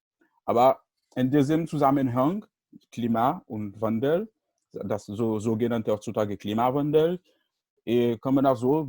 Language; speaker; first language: German; non-native, learner; Haitian Creole